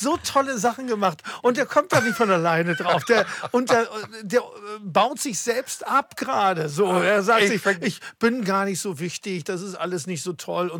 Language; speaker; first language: German; native; German